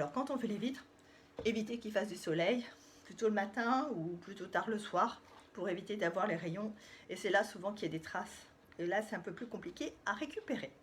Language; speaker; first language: French; native; French